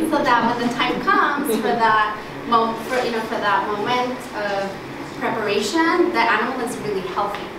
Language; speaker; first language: English; early bilingual, other home language; Spanish